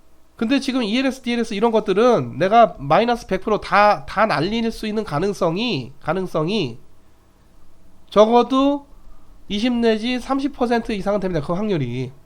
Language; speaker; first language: Korean; native; Korean